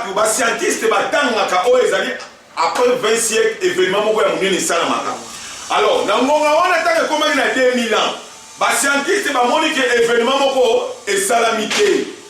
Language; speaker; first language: Lingala; non-native, fluent; Kongo